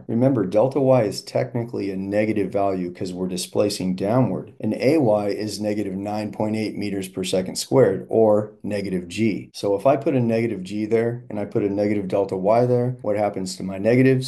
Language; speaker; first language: English; native; English